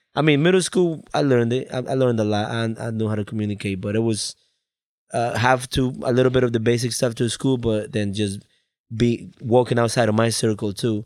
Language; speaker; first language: English; early bilingual, other home language; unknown